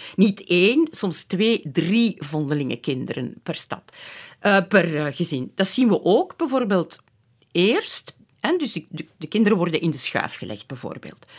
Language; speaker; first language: Dutch; native; Dutch